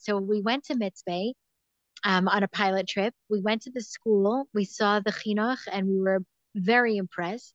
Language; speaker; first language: English; native; English